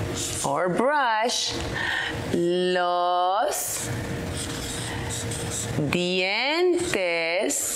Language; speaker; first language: Spanish; non-native, learner; English